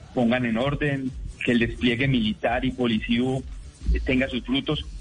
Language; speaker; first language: Spanish; native; Spanish